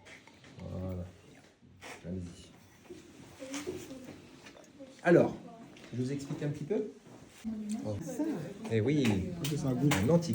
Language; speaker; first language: French; native; French